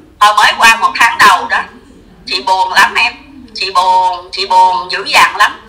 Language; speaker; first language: Vietnamese; native; Vietnamese